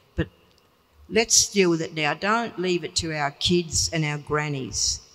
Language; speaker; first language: English; native; English